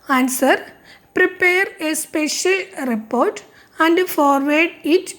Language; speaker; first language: English; non-native, local second language; Malayalam